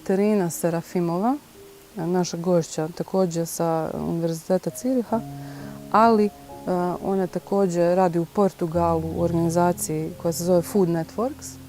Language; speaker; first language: Bosnian; native; Bosnian